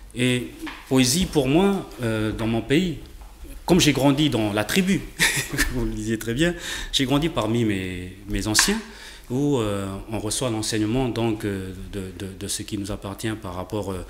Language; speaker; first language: French; native; French